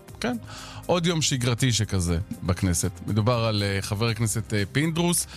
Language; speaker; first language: Hebrew; native; Hebrew